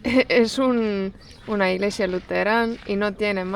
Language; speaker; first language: Spanish; non-native, fluent; Estonian